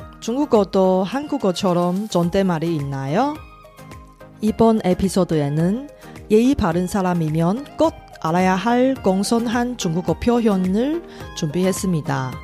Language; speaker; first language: Korean; non-native, fluent; Chinese